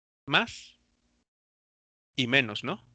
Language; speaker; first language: Spanish; native; Spanish